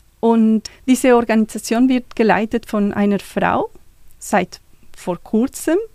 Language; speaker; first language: German; non-native, fluent; Spanish